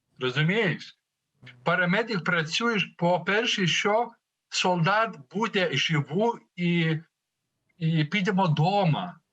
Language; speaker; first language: Ukrainian; non-native, learner; Lithuanian